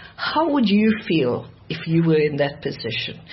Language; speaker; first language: English; early bilingual, other home language; Dutch